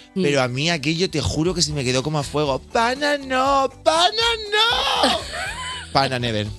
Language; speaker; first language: Spanish; native; Spanish